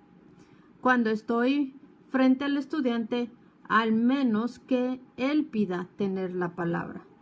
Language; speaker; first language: Spanish; non-native, fluent; English